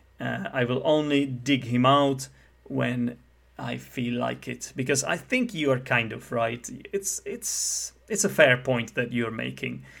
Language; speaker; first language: English; non-native, fluent; Czech